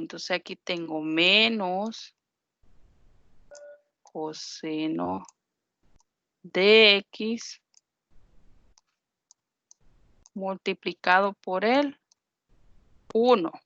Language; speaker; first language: Spanish; native; Spanish